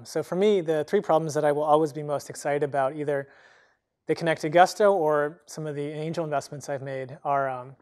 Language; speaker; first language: English; native; English